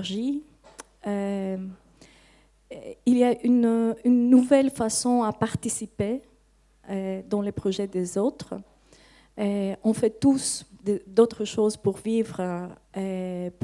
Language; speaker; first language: French; non-native, fluent; Greek